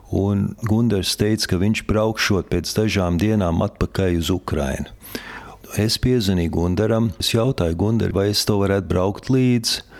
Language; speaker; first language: Latvian; early bilingual, heritage; Latvian